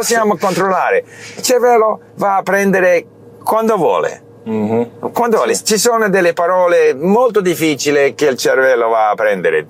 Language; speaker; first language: Italian; non-native, learner; English